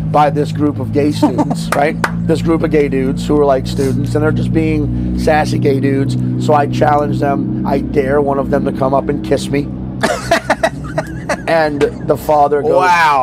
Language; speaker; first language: English; native; English